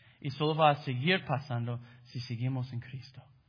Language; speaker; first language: Spanish; non-native, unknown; English